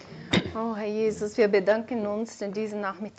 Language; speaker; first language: German; non-native, fluent; Portuguese